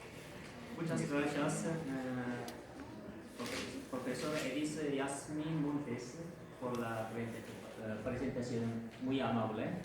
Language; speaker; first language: Spanish; non-native, fluent; Korean